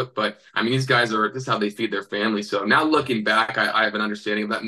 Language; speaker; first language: English; native; English